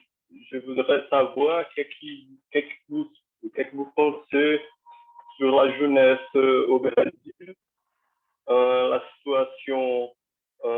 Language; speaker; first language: French; non-native, learner; Portuguese